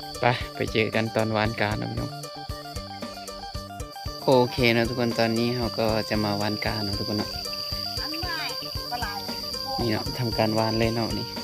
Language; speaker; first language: Thai; non-native, local second language; Northeastern Thai